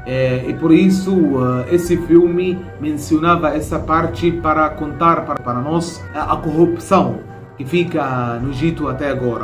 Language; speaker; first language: Portuguese; non-native, fluent; Arabic